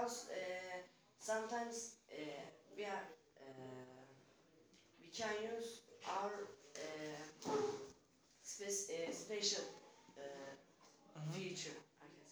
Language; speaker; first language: English; non-native, learner; Turkish